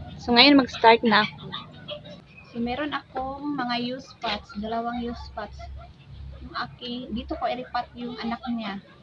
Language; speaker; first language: Filipino; non-native, local second language; Cebuano